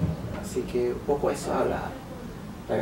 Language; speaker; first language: Spanish; native; Spanish